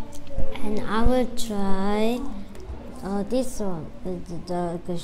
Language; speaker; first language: English; non-native, learner; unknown